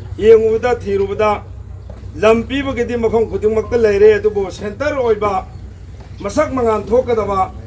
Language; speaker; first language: Manipuri; native; Manipuri